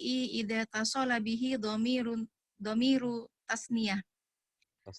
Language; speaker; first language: Arabic; non-native, learner; Indonesian